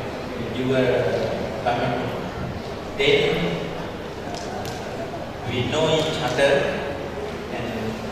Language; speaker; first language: English; non-native, learner; Sinhala